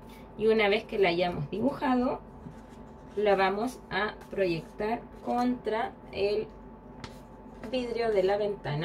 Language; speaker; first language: Spanish; native; Spanish